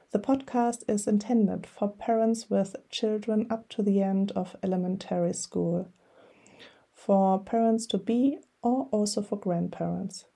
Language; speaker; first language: English; non-native, fluent; German